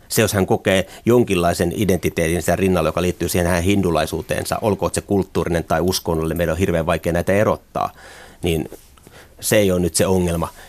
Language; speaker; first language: Finnish; native; Finnish